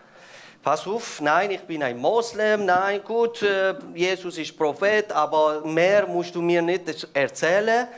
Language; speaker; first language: German; non-native, fluent; Persian